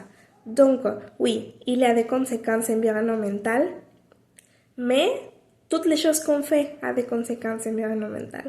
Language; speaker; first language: French; non-native, learner; Spanish